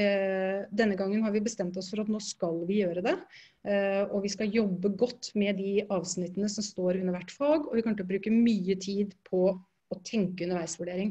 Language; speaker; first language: Norwegian; native; Norwegian